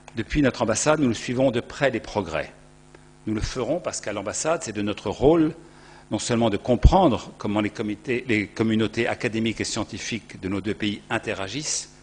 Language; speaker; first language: French; native; French